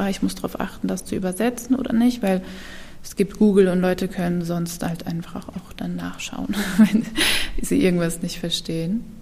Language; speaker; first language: German; early bilingual, other home language; Kurdish